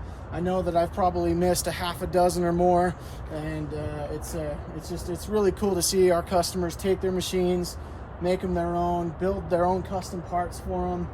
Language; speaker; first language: English; native; English